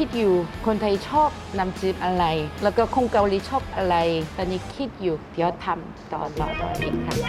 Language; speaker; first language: Thai; non-native, learner; Korean